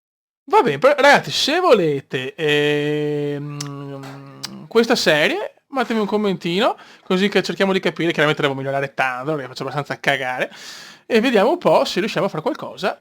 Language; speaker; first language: Italian; native; Italian